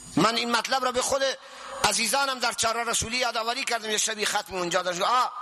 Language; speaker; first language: Persian; non-native, local second language; Baluchi